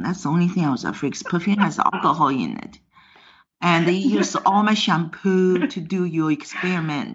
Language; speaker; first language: English; non-native, fluent; Chinese